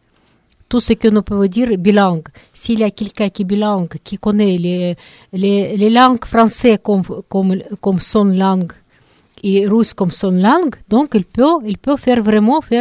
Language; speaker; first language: French; non-native, learner; Russian